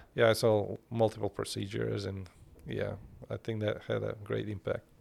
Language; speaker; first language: English; non-native, fluent; Turkish